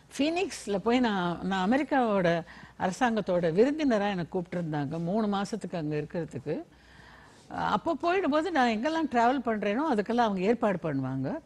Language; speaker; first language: Tamil; native; Tamil